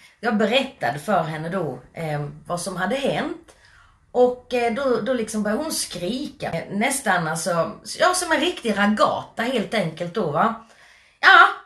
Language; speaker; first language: Swedish; native; Swedish